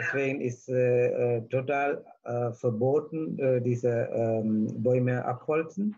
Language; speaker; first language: German; non-native, learner; Tamil